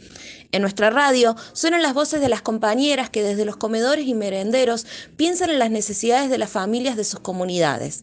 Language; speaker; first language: Spanish; native; Spanish